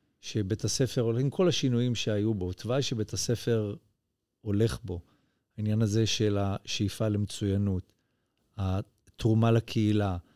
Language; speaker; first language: Hebrew; native; Hebrew